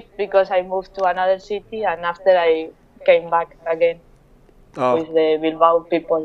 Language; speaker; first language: English; non-native, fluent; Spanish